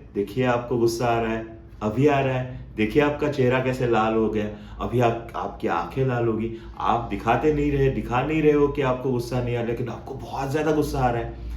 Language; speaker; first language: Hindi; non-native, local second language; Marathi